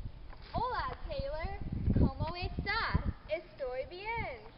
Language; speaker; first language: Spanish; non-native, learner; English